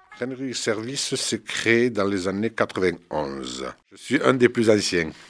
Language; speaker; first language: French; early bilingual, other home language; Arabic